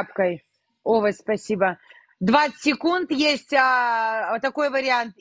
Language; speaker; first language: Russian; native; Russian